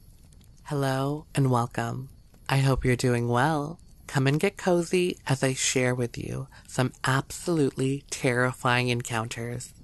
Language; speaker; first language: English; native; English